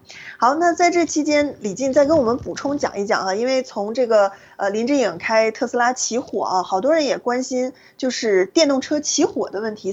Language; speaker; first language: Chinese; native; Chinese